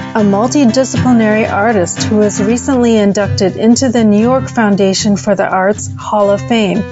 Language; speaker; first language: English; native; English